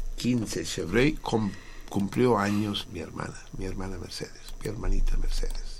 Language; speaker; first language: Spanish; native; Spanish